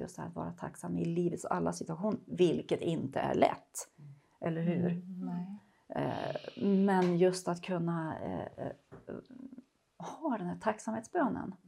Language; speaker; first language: Swedish; native; Swedish